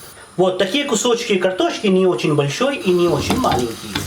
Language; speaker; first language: Russian; non-native, fluent; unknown